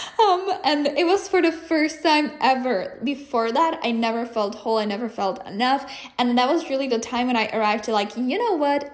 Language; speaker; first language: English; non-native, fluent; Czech